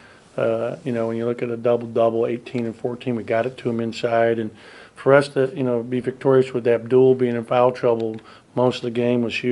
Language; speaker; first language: English; native; English